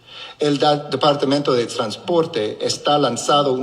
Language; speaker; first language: Spanish; non-native, local second language; English